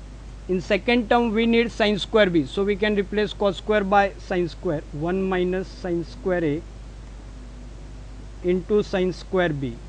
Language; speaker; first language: English; non-native, local second language; Gujarati